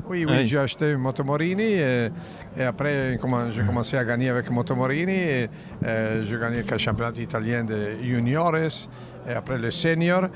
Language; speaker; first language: French; non-native, fluent; Italian